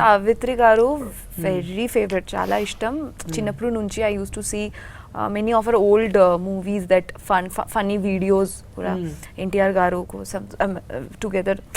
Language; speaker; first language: Telugu; non-native, learner; Bangla